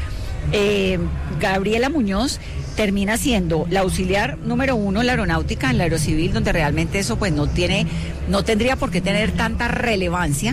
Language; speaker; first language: Spanish; native; Spanish